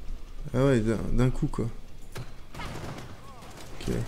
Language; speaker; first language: French; native; French